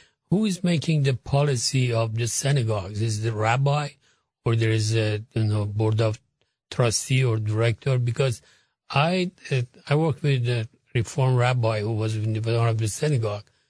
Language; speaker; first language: English; non-native, fluent; Persian